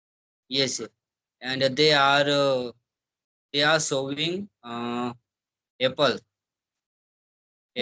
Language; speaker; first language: English; non-native, learner; Hindi